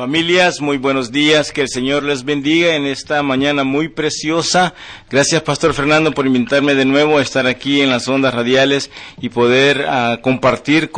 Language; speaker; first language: Spanish; native; Spanish